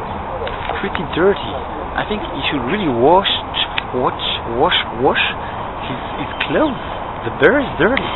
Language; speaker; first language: English; non-native, fluent; French